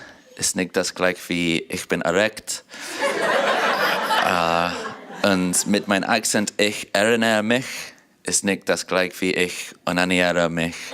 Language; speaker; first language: German; non-native, learner; English